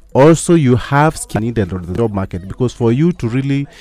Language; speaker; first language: English; non-native, local second language; Meru